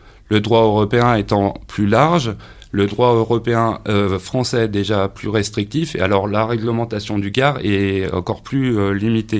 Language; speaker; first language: French; native; French